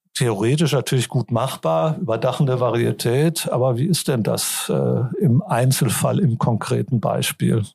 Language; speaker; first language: German; native; German